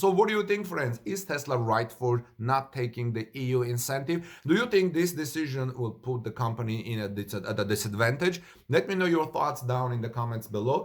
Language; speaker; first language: English; non-native, fluent; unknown